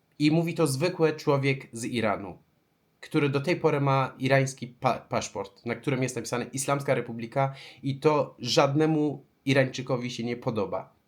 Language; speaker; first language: Polish; non-native, fluent; Persian